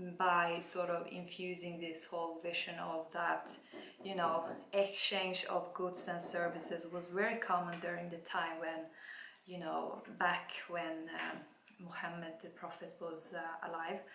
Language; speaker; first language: English; non-native, fluent; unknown